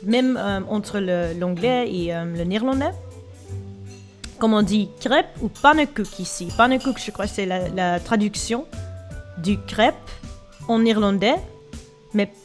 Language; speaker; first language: French; non-native, learner; Dutch